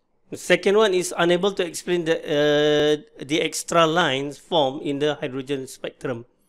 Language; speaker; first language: English; non-native, local second language; Malay